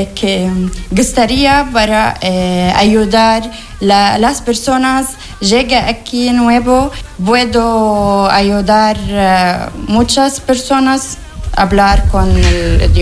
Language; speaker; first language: Spanish; non-native, learner; Arabic